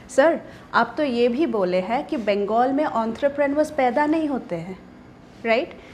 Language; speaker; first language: Hindi; non-native, local second language; Bangla